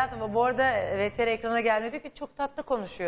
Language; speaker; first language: Turkish; native; Turkish